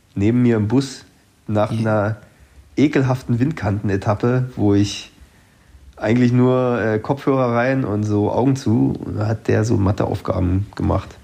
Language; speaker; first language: German; native; German